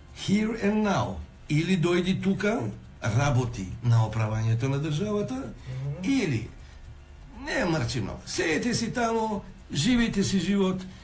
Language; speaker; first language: Macedonian; non-native, local second language; Albanian